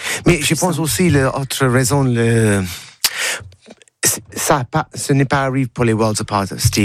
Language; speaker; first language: French; non-native, learner; English